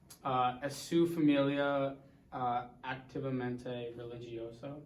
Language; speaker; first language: Spanish; non-native, learner; English